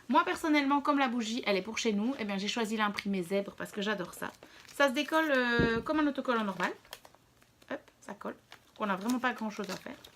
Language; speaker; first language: French; native; French